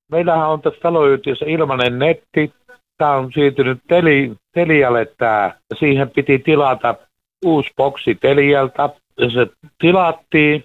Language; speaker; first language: Finnish; native; Finnish